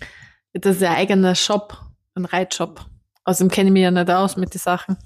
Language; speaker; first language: German; native; German